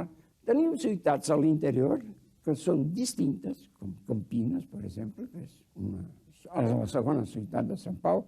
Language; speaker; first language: Catalan; early bilingual, heritage; Catalan